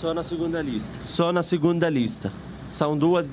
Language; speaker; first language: Portuguese; non-native, fluent; Arabic